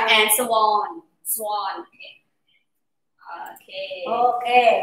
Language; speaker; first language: English; non-native, learner; Thai